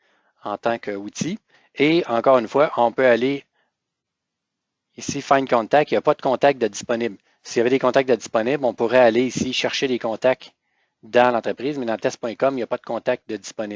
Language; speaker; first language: French; native; French